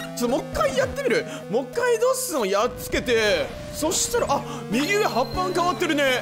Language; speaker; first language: Japanese; native; Japanese